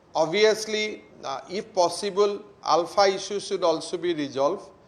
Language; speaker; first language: English; non-native, local second language; Assamese